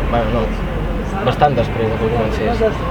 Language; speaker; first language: Catalan; early bilingual, other home language; Bosnian